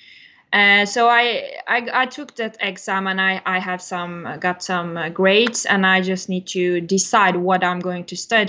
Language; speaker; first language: English; non-native, fluent; Turkish